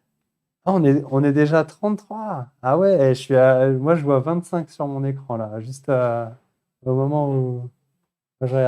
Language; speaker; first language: French; native; French